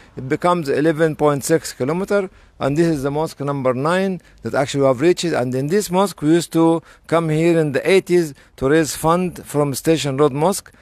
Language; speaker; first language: English; non-native, fluent; Arabic